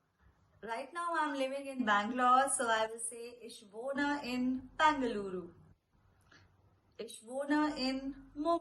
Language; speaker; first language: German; non-native, fluent; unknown